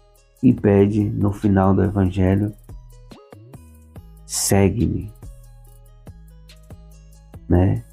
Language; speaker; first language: Portuguese; native; Portuguese